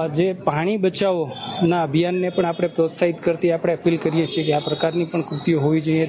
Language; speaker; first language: Gujarati; non-native, local second language; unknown